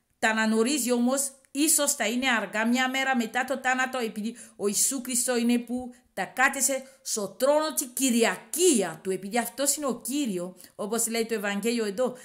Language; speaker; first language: Greek; non-native, learner; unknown